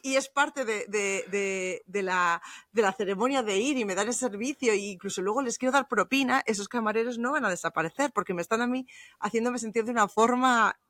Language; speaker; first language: Spanish; native; Spanish